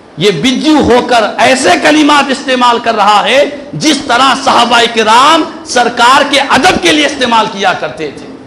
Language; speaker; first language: Urdu; native; Urdu